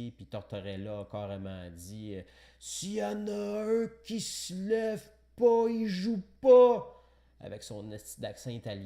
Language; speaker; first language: French; native; French